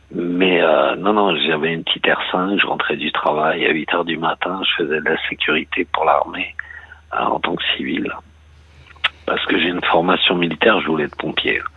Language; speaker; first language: French; native; French